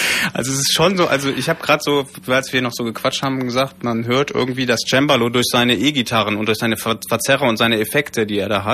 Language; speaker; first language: German; native; German